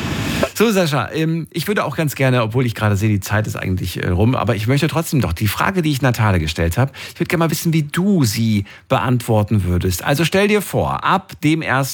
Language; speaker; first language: German; native; German